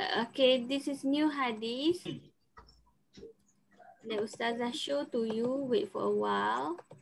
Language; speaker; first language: English; non-native, local second language; Malay